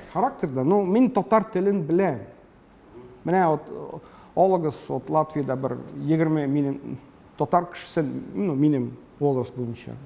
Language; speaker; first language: Tatar; early bilingual, heritage; Tatar